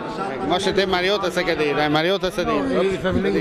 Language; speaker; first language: Italian; native; Italian